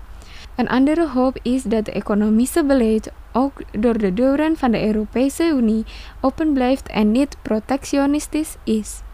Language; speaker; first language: Dutch; non-native, fluent; Indonesian